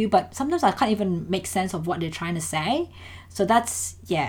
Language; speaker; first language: English; non-native, fluent; Indonesian